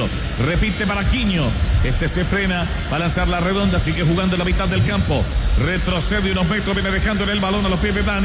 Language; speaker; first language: Spanish; native; Spanish